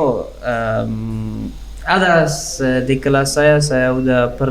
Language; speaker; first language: Indonesian; non-native, learner; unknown